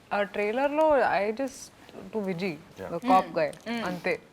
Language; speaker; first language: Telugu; non-native, learner; Hindi